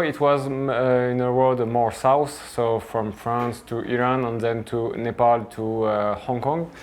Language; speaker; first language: English; non-native, fluent; French